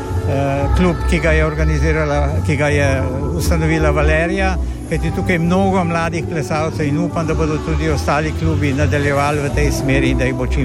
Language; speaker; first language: Slovenian; native; Slovenian